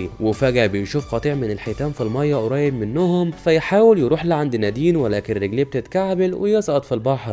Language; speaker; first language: Arabic; native; Arabic